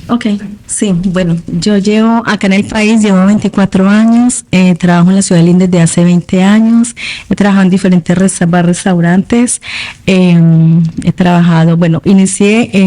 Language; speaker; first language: Spanish; non-native, local second language; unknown